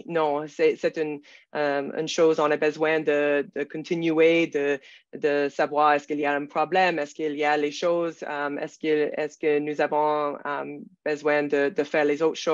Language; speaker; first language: French; non-native, local second language; English